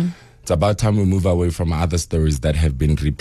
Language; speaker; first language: English; non-native, local second language; Northern Sotho